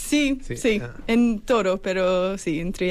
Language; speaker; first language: Spanish; non-native, fluent; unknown